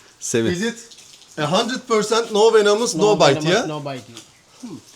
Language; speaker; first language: English; non-native, learner; Turkish